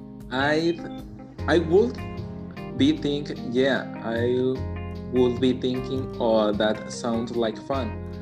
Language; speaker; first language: English; non-native, learner; Spanish